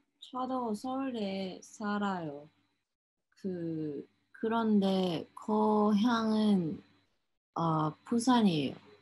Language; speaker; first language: Korean; non-native, learner; Thai